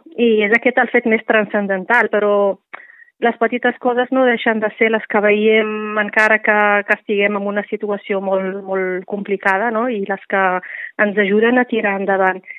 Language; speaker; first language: Catalan; non-native, fluent; Riffian